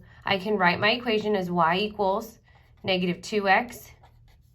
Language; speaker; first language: English; native; English